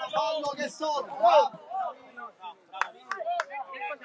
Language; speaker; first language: Italian; native; Italian